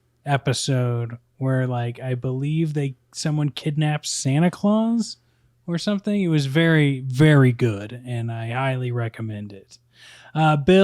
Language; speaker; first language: English; native; English